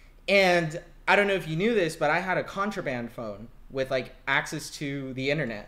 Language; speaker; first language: English; early bilingual, other home language; Spanish